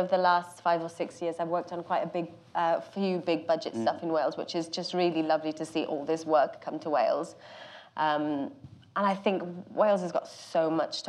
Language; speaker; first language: English; native; English